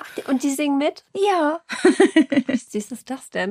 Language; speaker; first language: German; native; German